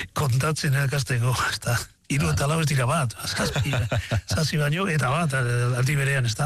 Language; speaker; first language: Basque; non-native, local second language; Spanish